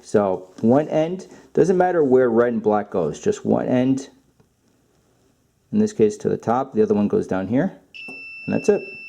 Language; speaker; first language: English; native; English